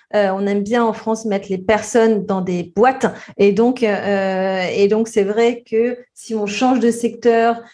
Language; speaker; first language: French; native; French